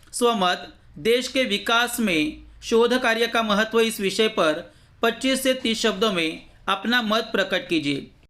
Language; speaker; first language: Hindi; non-native, local second language; Marathi